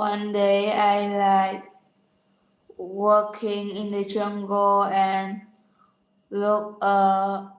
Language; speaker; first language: English; non-native, learner; Vietnamese